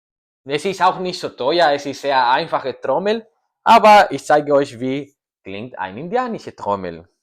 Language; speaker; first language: German; non-native, learner; Spanish